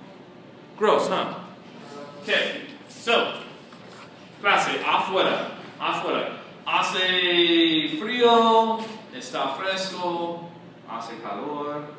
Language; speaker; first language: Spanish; non-native, fluent; English